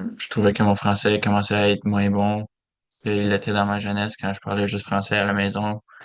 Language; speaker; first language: French; native; French